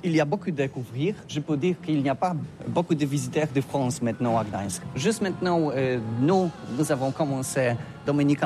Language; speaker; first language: French; non-native, learner; Polish